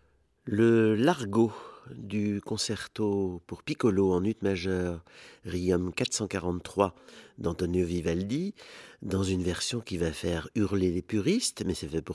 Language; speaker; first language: French; native; French